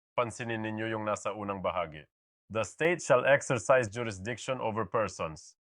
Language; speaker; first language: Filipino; native; Filipino